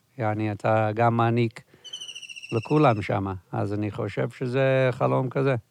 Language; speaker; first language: Hebrew; non-native, fluent; English